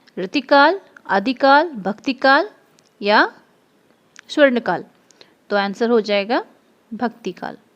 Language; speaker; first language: Hindi; non-native, local second language; Odia